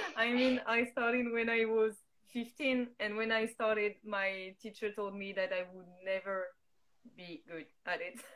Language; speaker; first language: English; non-native, fluent; French